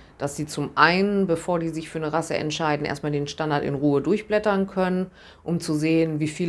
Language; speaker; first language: German; native; German